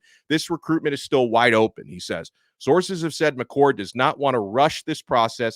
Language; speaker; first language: English; native; English